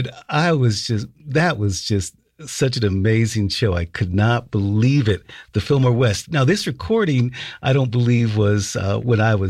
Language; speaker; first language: English; native; English